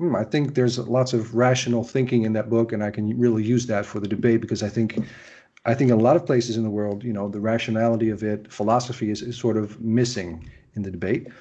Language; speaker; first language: English; non-native, fluent; Dutch